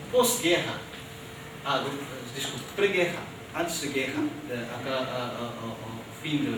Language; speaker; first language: Portuguese; non-native, fluent; Japanese